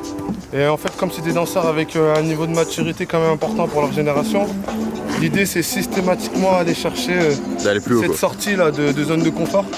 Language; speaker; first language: French; native; French